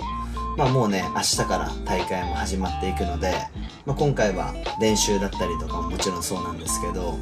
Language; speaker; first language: Japanese; native; Japanese